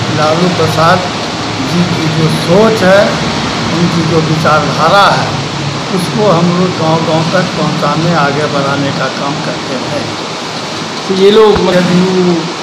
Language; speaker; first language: Hindi; native; Hindi